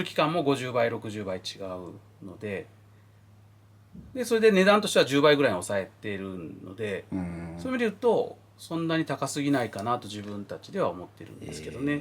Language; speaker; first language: Japanese; native; Japanese